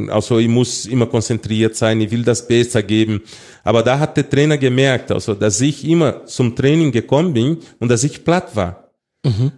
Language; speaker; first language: German; non-native, fluent; Portuguese